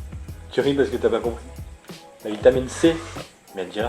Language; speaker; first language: French; native; French